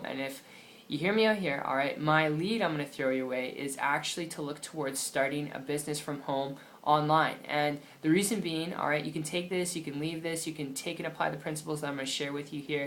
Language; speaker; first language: English; native; English